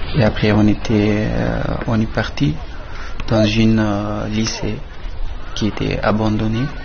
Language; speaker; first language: French; non-native, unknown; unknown